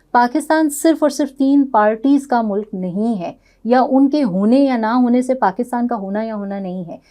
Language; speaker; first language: Urdu; non-native, local second language; Punjabi